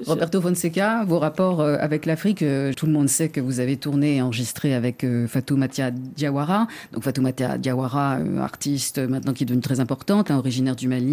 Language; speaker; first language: French; native; French